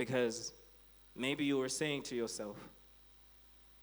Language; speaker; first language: English; non-native, local second language; Nyanja